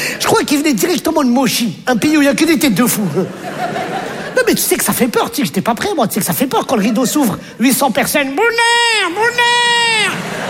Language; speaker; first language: French; native; French